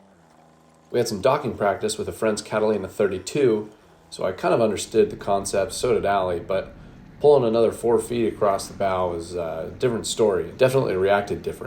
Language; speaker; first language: English; native; English